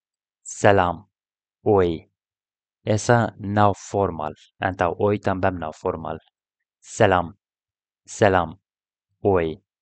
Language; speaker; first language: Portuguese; non-native, learner; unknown